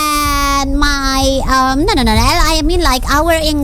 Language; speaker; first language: English; non-native, learner; Indonesian